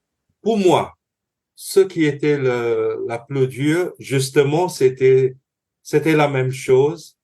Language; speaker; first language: French; non-native, fluent; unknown